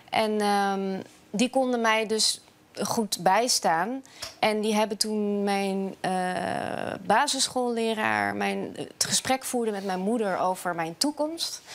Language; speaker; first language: Dutch; early bilingual, other home language; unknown